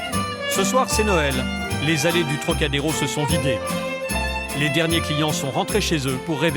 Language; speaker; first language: French; native; French